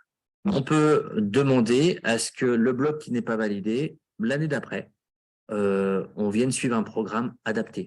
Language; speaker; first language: French; native; French